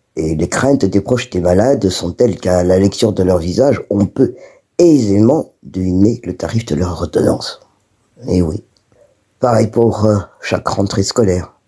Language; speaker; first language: French; non-native, local second language; Malagasy